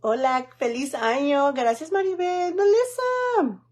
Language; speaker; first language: Spanish; early bilingual, heritage; Spanish